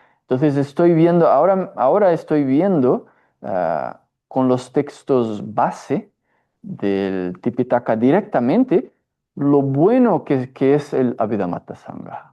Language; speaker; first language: Spanish; non-native, fluent; Portuguese